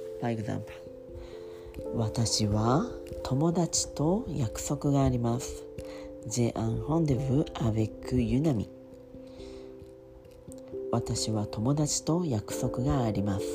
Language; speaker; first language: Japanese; non-native, learner; French